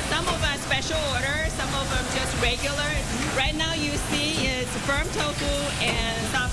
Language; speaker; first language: English; non-native, learner; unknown